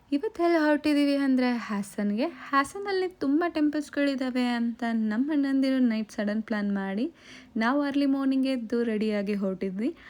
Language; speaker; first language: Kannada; non-native, local second language; Tamil